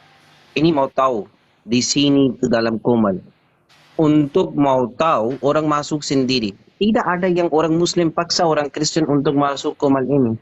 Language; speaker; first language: Indonesian; non-native, learner; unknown